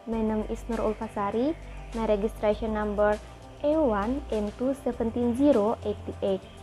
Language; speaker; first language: English; non-native, learner; Indonesian